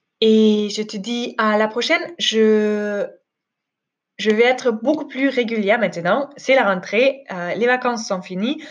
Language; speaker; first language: French; non-native, fluent; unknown